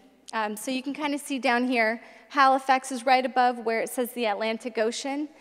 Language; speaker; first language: English; native; English